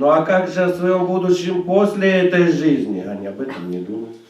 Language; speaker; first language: Russian; native; Russian